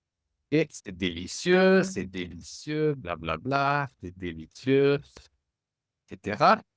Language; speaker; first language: French; non-native, fluent; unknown